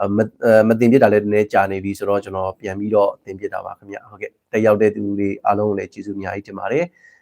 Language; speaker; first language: Burmese; native; Burmese